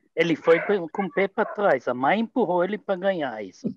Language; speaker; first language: Portuguese; non-native, fluent; Hebrew